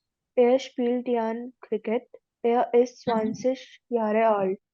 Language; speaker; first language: German; non-native, learner; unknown